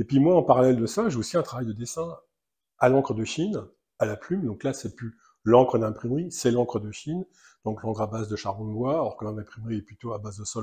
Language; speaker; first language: French; native; French